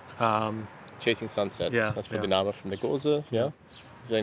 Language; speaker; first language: German; non-native, learner; English